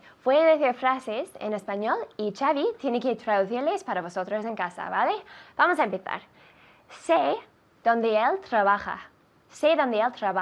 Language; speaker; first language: Spanish; non-native, fluent; English